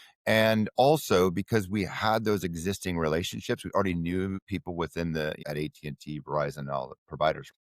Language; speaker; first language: English; native; English